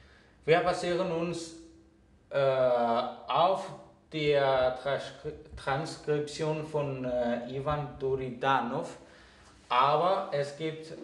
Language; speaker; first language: German; non-native, fluent; Greek